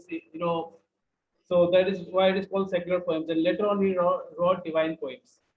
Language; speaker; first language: English; non-native, local second language; Urdu